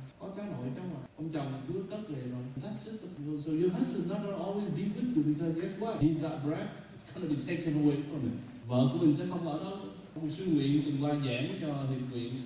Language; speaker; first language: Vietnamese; early bilingual, heritage; Vietnamese